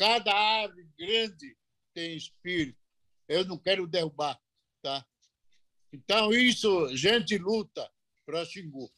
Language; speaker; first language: Portuguese; non-native, local second language; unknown